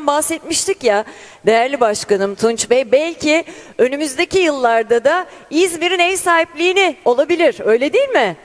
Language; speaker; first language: Turkish; native; Turkish